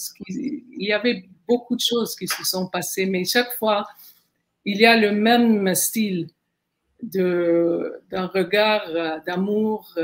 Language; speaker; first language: French; non-native, fluent; Arabic